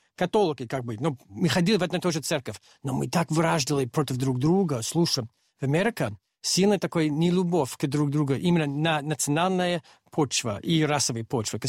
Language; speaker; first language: Russian; non-native, fluent; English